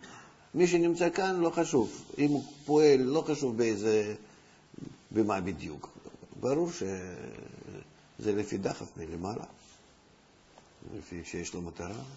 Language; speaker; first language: Hebrew; non-native, fluent; Russian